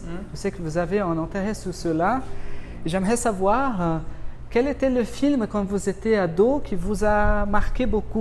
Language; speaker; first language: French; non-native, fluent; Portuguese